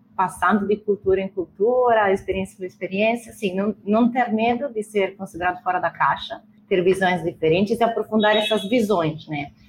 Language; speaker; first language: Portuguese; non-native, fluent; Italian